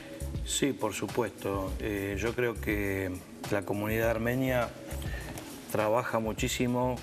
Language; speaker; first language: Spanish; native; Spanish